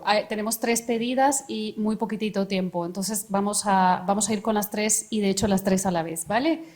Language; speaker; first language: Spanish; native; Spanish